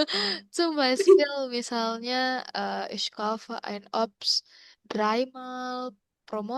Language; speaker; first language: German; non-native, learner; Indonesian